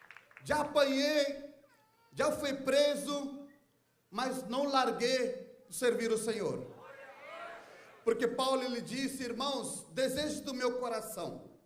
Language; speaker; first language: Portuguese; non-native, fluent; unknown